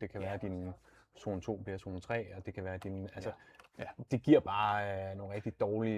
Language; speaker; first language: Danish; native; Danish